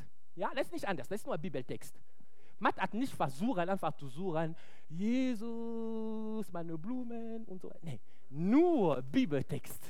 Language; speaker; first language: German; non-native, fluent; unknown